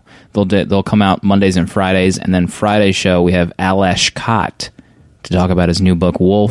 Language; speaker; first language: English; native; English